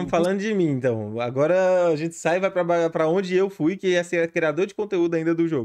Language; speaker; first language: Portuguese; native; Portuguese